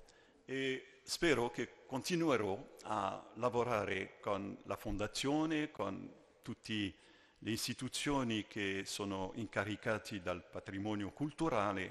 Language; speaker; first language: Italian; non-native, fluent; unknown